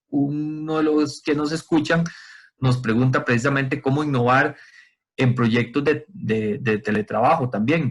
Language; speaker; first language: Spanish; native; Spanish